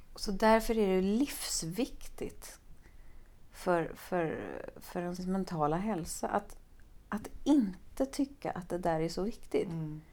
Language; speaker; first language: Swedish; native; Swedish